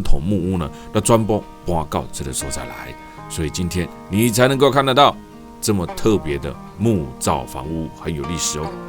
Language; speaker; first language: Chinese; native; Chinese